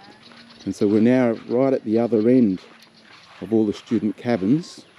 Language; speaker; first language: English; native; English